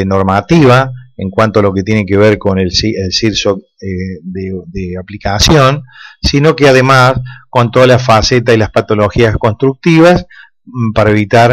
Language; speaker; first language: Spanish; native; Spanish